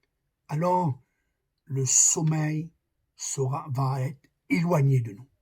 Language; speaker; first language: French; native; French